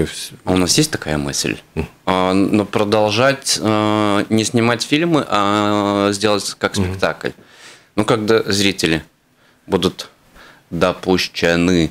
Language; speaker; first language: Russian; non-native, fluent; Latvian